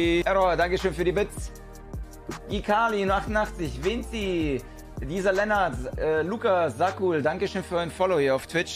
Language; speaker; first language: German; native; German